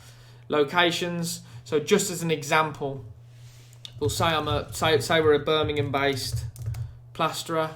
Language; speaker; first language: English; native; English